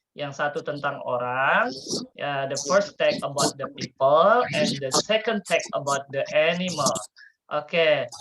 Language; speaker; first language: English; non-native, fluent; Indonesian